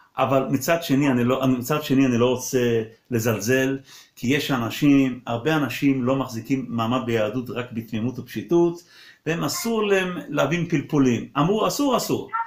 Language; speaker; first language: Hebrew; non-native, local second language; Yiddish